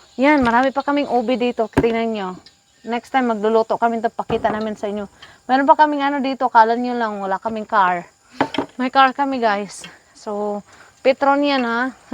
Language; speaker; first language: Filipino; non-native, local second language; Hiligaynon